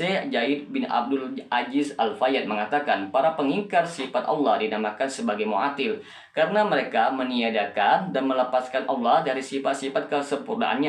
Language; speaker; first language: Indonesian; native; Indonesian